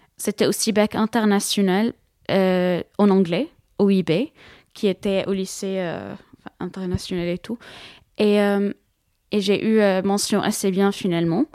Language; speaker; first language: French; non-native, fluent; Arabic